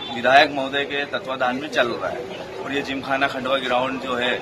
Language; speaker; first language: Hindi; native; Hindi